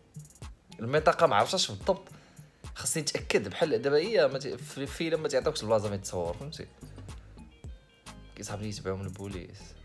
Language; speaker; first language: Arabic; native; Arabic